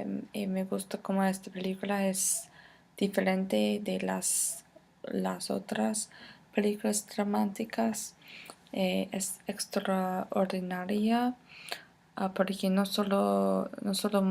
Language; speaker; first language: Spanish; non-native, fluent; English